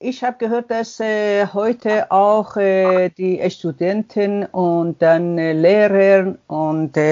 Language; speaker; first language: German; non-native, learner; Persian